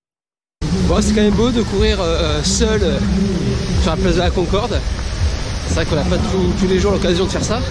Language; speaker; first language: French; native; French